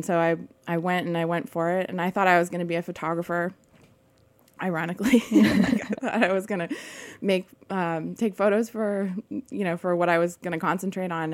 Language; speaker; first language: English; native; English